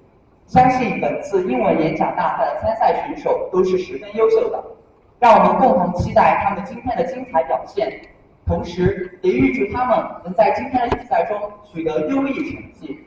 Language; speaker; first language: Chinese; native; Chinese